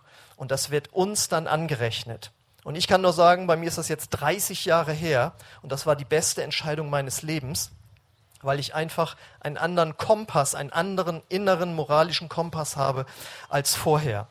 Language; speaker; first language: German; native; German